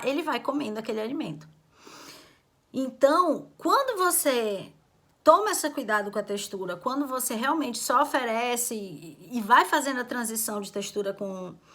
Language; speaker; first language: Portuguese; native; Portuguese